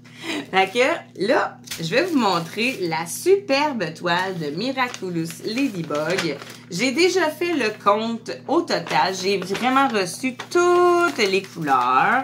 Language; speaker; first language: French; native; French